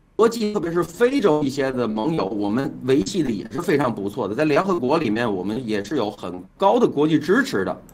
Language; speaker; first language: Chinese; native; Chinese